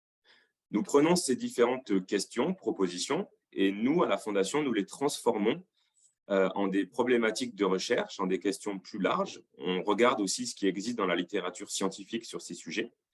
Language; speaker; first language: French; native; French